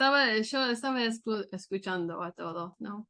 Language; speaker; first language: Spanish; non-native, learner; English